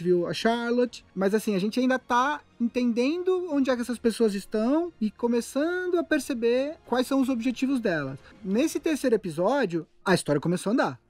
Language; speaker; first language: Portuguese; native; Portuguese